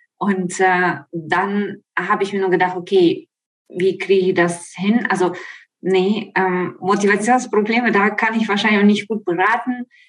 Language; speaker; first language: German; non-native, fluent; Ukrainian